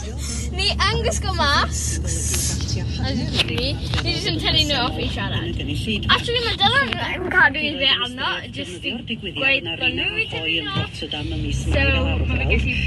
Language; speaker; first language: Welsh; native; Welsh